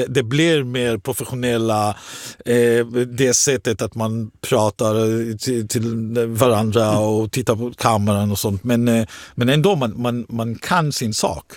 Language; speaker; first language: Swedish; non-native, fluent; Hebrew